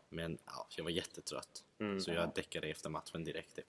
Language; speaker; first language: Swedish; early bilingual, other home language; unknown